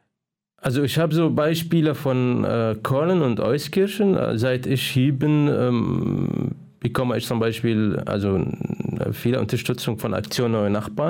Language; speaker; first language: German; non-native, fluent; Arabic